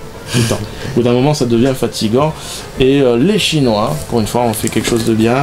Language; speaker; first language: French; native; French